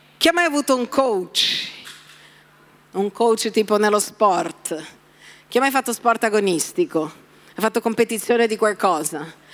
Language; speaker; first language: Italian; non-native, fluent; Portuguese